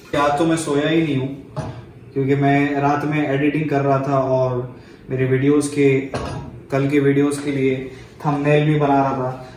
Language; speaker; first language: Hindi; native; Hindi